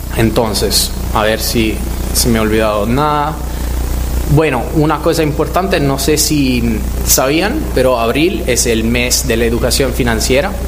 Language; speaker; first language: Spanish; non-native, fluent; Italian